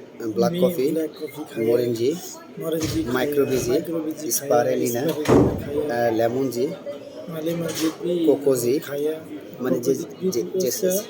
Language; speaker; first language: Hindi; non-native, learner; Bangla